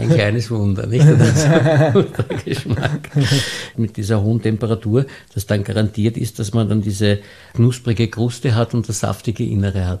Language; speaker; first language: German; native; German